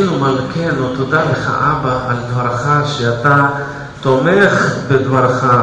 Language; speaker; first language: Hebrew; non-native, fluent; Russian